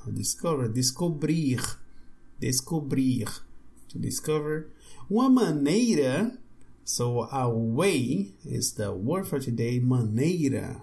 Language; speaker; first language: English; non-native, fluent; Portuguese